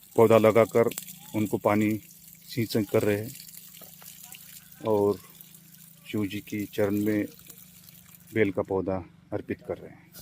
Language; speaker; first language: Hindi; non-native, local second language; Marathi